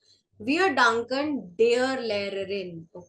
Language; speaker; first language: German; non-native, fluent; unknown